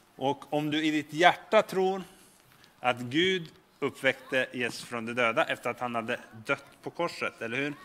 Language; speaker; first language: Swedish; native; Swedish